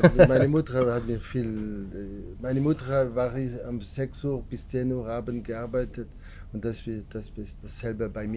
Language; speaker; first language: German; non-native, learner; French